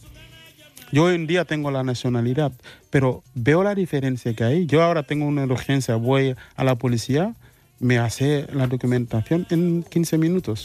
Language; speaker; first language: Spanish; non-native, fluent; Mandingo